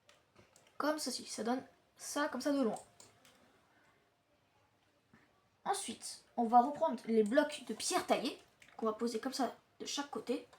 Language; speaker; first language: French; native; French